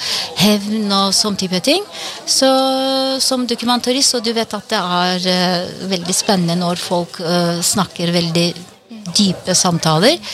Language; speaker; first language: Norwegian; non-native, fluent; Turkish